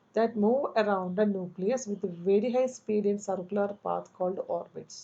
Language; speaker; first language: English; non-native, local second language; Malayalam